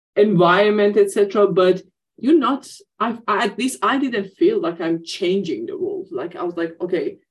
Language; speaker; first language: English; non-native, fluent; Persian